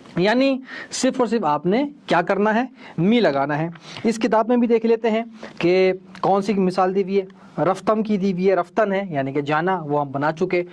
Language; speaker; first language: Urdu; native; Urdu